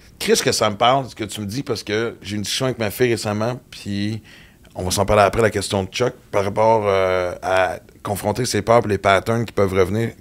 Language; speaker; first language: French; native; French